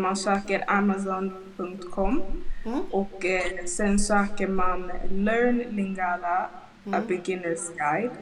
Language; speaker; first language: Swedish; early bilingual, other home language; Lingala